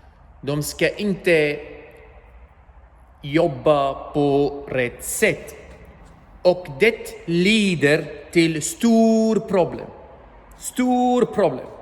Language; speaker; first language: Swedish; non-native, learner; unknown